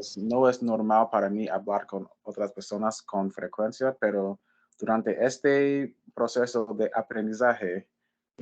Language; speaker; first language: Spanish; non-native, learner; English